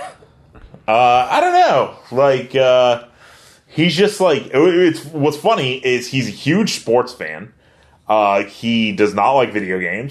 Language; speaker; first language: English; native; English